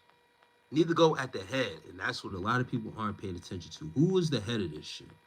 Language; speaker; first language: English; native; English